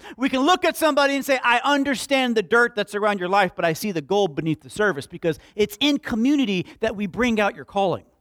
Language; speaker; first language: English; native; English